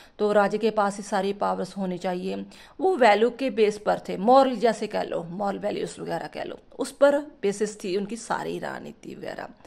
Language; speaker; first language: Hindi; non-native, local second language; Punjabi